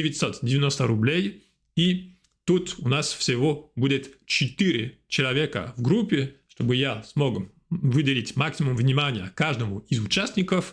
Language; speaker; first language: Russian; non-native, fluent; French